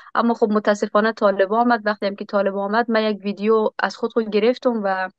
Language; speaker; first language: Persian; native; Persian